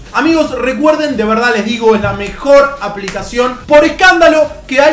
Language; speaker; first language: Spanish; native; Spanish